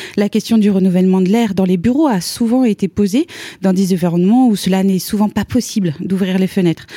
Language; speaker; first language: French; native; French